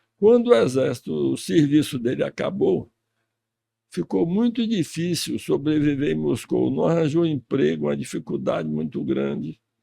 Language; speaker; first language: Portuguese; early bilingual, other home language; Russian